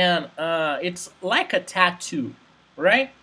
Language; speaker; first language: English; non-native, fluent; Portuguese